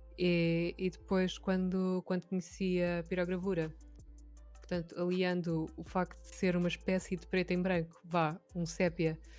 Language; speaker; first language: Portuguese; native; Portuguese